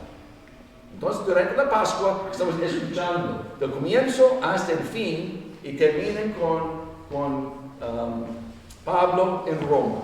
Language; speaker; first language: Spanish; non-native, fluent; English